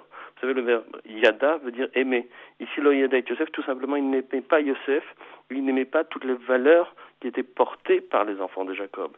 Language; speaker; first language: French; native; French